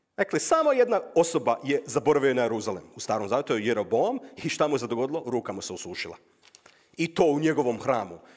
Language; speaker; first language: Croatian; native; Croatian